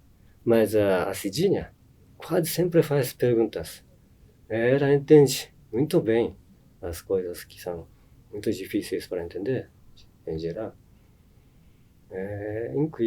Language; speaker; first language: Portuguese; non-native, fluent; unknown